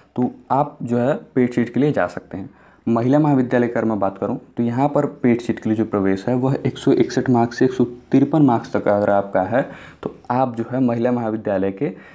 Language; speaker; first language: Hindi; native; Hindi